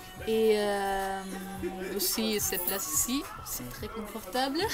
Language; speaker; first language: French; non-native, learner; German